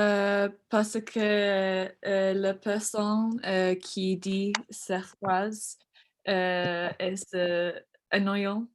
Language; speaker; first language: French; non-native, learner; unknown